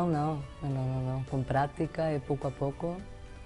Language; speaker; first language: Portuguese; non-native, fluent; Spanish